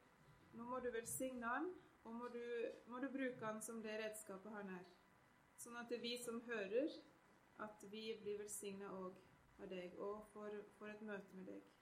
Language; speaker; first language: Norwegian; native; Norwegian